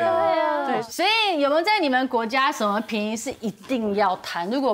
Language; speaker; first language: Chinese; native; Chinese